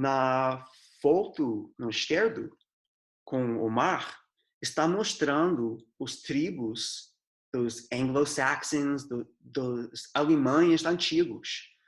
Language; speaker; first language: Portuguese; non-native, fluent; English